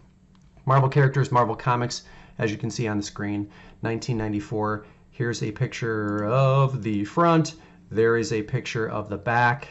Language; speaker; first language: English; native; English